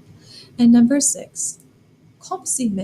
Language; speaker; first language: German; non-native, fluent; English